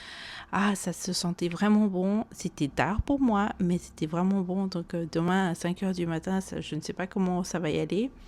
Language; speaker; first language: French; non-native, fluent; Spanish